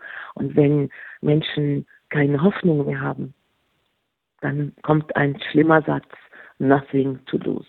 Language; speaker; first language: German; non-native, fluent; Arabic